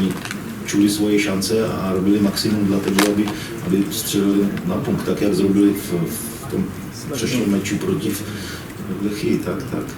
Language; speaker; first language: Polish; non-native, learner; Czech